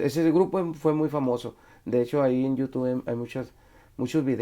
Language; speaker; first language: Spanish; native; Spanish